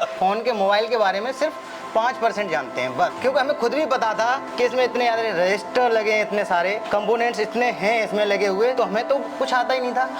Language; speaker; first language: Hindi; native; Hindi